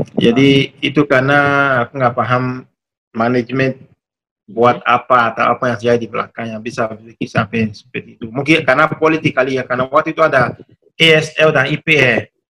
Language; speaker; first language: Indonesian; non-native, fluent; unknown